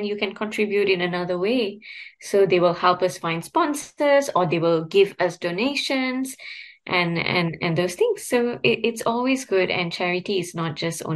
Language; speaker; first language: English; non-native, local second language; Tamil